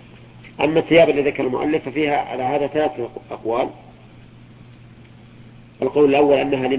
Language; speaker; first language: Arabic; native; Arabic